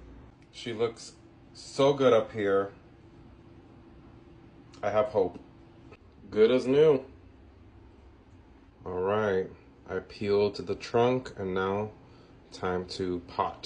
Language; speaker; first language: English; native; English